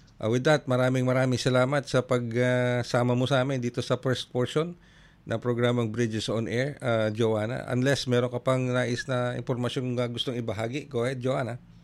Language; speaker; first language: Filipino; native; Filipino